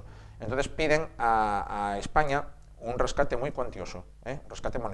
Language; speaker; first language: Spanish; native; Spanish